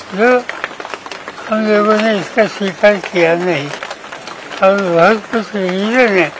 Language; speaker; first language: Hindi; non-native, local second language; Marathi